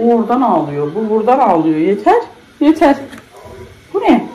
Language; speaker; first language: Turkish; native; Turkish